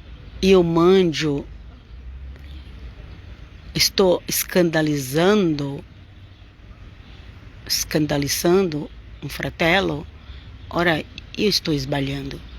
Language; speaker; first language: Italian; non-native, fluent; Portuguese